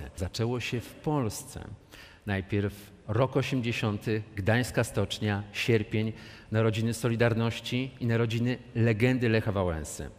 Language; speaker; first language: Polish; native; Polish